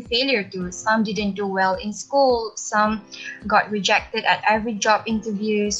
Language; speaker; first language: English; non-native, local second language; Malay